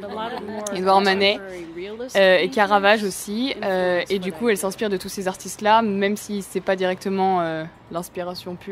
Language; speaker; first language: French; native; French